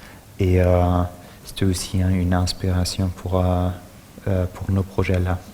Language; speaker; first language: French; non-native, fluent; German